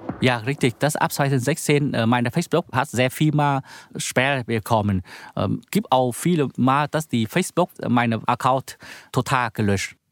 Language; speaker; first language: German; non-native, learner; Vietnamese